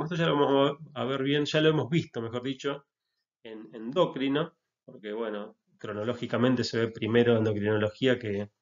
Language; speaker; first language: Spanish; native; Spanish